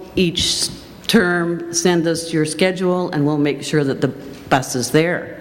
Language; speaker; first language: English; native; English